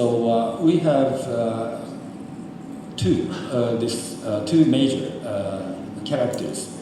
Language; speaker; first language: English; non-native, fluent; Japanese